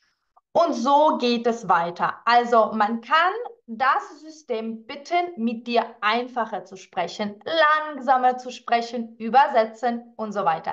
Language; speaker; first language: German; non-native, fluent; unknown